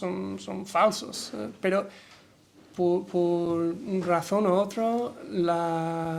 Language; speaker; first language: Spanish; non-native, learner; English